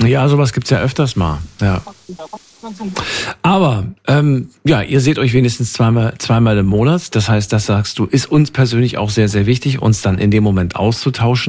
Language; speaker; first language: German; native; German